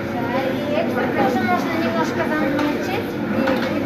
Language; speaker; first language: Russian; non-native, fluent; Tajik